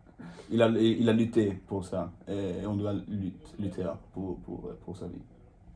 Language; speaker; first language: French; non-native, learner; Swedish